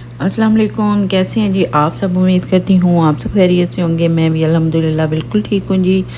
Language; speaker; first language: Urdu; non-native, local second language; Pahari-Potwari